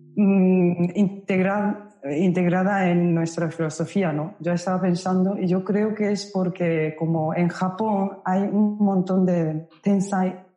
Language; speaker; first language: Spanish; non-native, fluent; Japanese